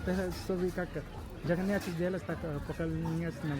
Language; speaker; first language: Russian; non-native, learner; Hindi